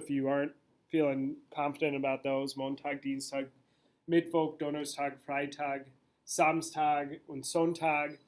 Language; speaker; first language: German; non-native, fluent; English